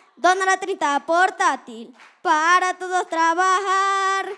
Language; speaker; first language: Spanish; native; Spanish